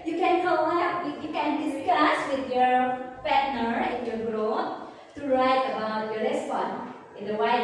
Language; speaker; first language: English; non-native, learner; Indonesian